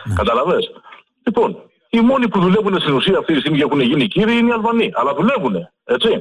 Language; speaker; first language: Greek; native; Greek